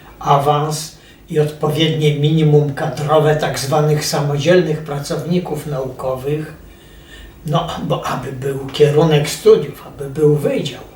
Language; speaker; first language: Polish; native; Polish